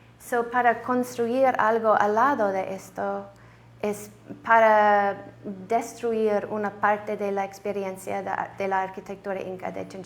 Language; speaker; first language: Spanish; non-native, learner; English